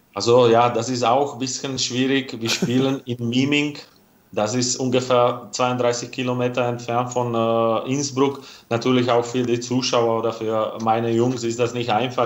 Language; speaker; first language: German; non-native, fluent; Slovak